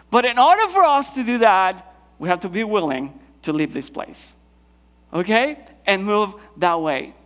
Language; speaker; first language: English; non-native, fluent; Spanish